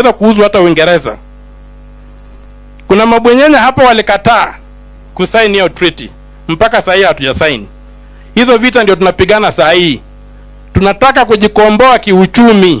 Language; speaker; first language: Swahili; non-native, local second language; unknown